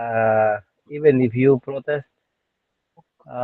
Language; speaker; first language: English; non-native, learner; Spanish